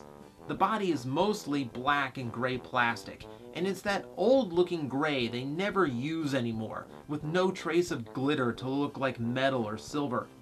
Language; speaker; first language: English; native; English